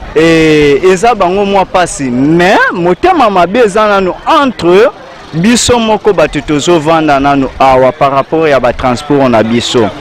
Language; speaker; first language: Lingala; non-native, local second language; Kituba (Democratic Republic of Congo)